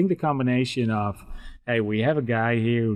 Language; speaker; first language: English; non-native, fluent; Dutch